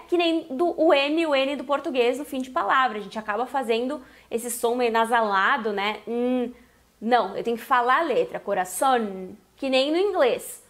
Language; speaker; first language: Portuguese; native; Portuguese